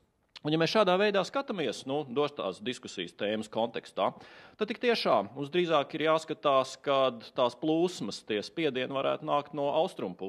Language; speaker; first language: Latvian; native; Latvian